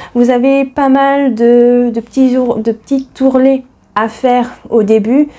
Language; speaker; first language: French; native; French